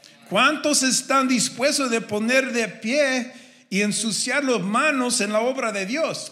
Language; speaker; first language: Spanish; non-native, learner; English